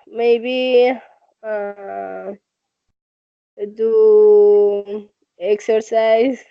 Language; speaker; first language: English; non-native, learner; Spanish